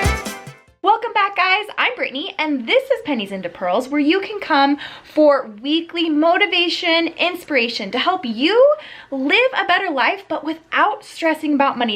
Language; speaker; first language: English; native; English